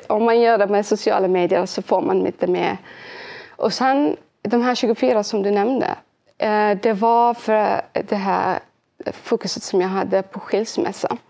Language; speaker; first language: Swedish; early bilingual, other home language; Arabic